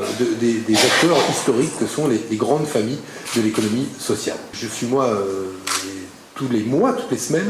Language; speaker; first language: French; native; French